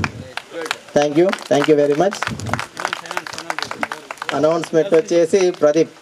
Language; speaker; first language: Telugu; native; Telugu